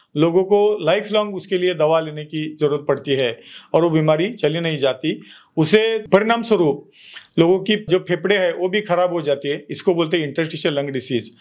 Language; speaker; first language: Hindi; non-native, local second language; Marathi